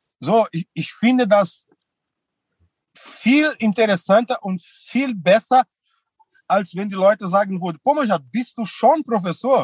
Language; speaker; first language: German; non-native, fluent; Portuguese